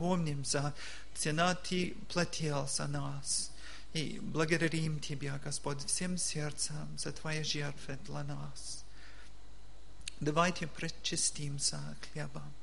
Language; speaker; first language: Russian; non-native, learner; English